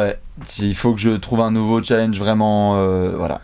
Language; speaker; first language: French; native; French